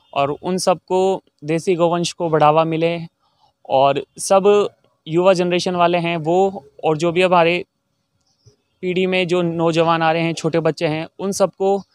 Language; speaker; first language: Hindi; native; Hindi